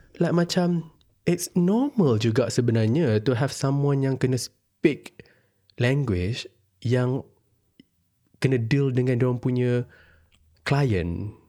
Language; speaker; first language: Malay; native; Malay